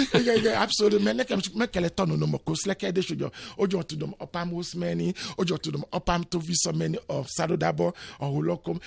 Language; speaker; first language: Hungarian; non-native, fluent; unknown